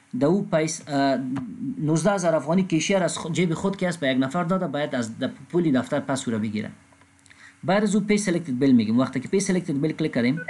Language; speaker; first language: Persian; non-native, local second language; Pashto